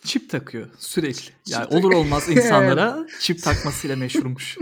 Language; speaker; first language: Turkish; native; Turkish